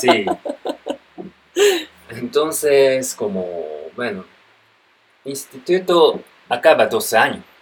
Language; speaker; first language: Spanish; non-native, learner; Japanese